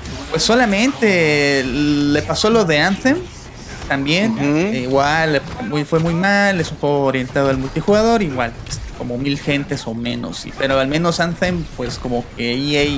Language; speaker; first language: Spanish; native; Spanish